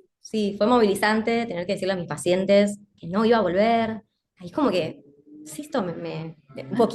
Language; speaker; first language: Spanish; native; Spanish